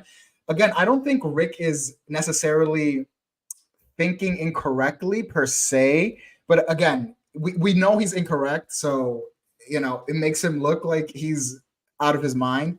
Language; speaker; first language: English; native; English